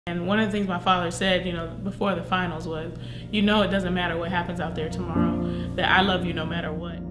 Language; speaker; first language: English; native; English